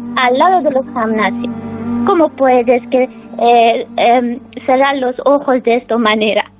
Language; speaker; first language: Spanish; non-native, learner; Persian